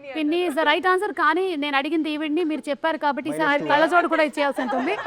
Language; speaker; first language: Telugu; non-native, local second language; Malayalam